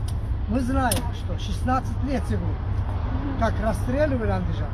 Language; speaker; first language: Russian; non-native, fluent; Uzbek